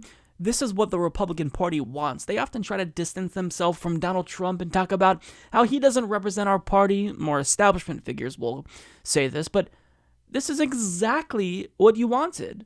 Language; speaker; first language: English; native; English